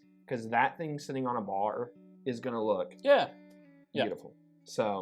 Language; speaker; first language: English; native; English